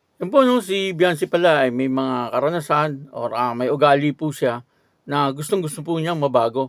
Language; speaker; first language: Filipino; non-native, local second language; Bikol